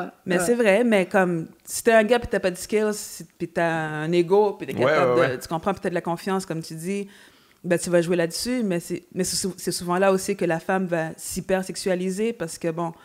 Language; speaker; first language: French; native; French